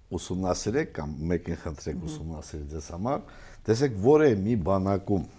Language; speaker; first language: Armenian; native; Armenian